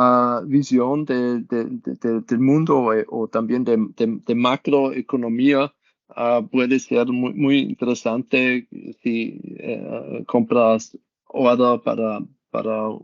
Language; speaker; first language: Spanish; non-native, learner; German